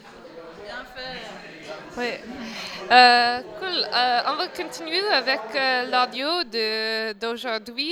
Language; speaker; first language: French; non-native, fluent; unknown